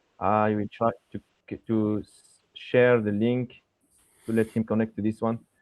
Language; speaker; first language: English; non-native, fluent; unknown